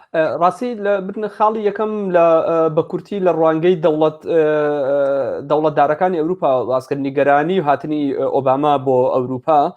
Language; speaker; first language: Central Kurdish; native; Central Kurdish